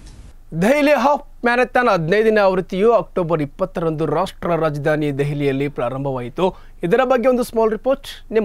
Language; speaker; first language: Kannada; native; Kannada